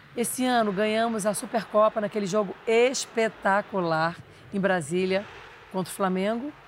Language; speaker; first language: Portuguese; native; Portuguese